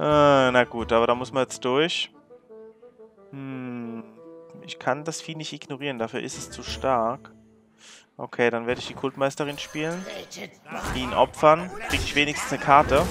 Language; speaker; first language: German; native; German